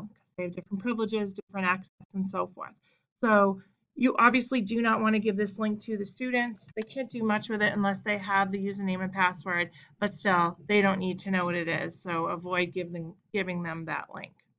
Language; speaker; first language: English; native; English